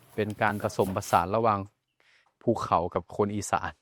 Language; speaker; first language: Thai; native; Thai